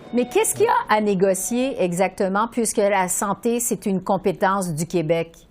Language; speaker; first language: French; native; French